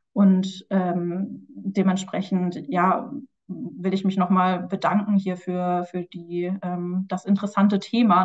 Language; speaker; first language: German; native; German